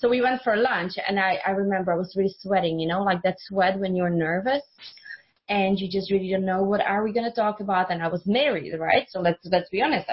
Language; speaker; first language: English; non-native, fluent; Czech